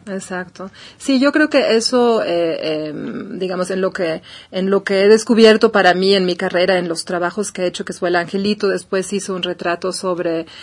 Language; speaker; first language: Spanish; non-native, fluent; German